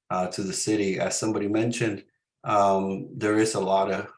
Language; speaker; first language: English; early bilingual, other home language; Spanish